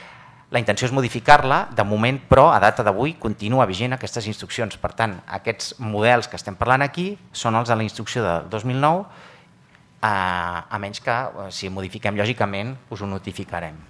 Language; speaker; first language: Catalan; native; Catalan